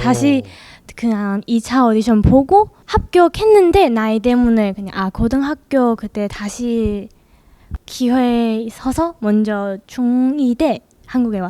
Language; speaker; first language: Korean; non-native, learner; English